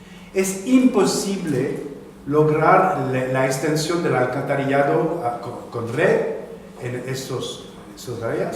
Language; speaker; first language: Spanish; non-native, fluent; French